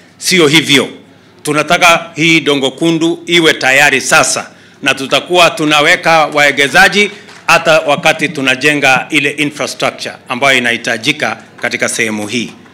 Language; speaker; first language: Swahili; non-native, local second language; Kalenjin